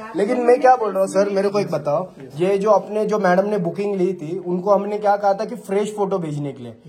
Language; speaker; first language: Hindi; non-native, local second language; Marathi